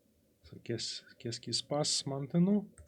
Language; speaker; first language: French; non-native, fluent; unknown